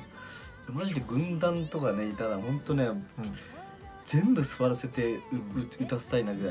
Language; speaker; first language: Japanese; native; Japanese